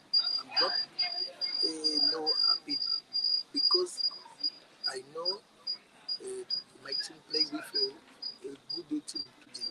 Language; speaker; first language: English; non-native, learner; French